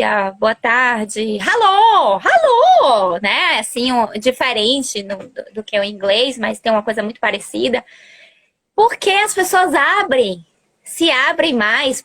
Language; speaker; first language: Portuguese; early bilingual, other home language; Spanish